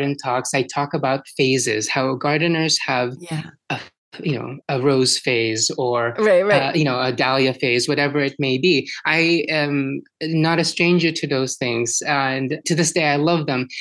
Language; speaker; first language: English; early bilingual, other home language; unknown